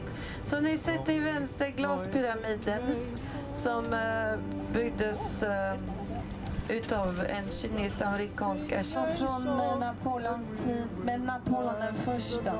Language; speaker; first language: Swedish; non-native, fluent; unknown